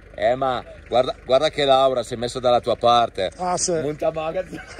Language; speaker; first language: Italian; native; Italian